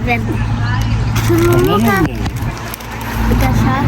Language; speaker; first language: Romanian; early bilingual, heritage; Romanian